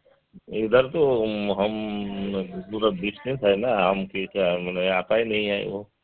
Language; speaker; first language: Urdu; non-native, local second language; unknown